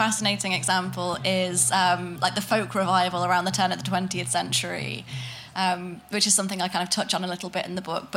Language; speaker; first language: English; native; English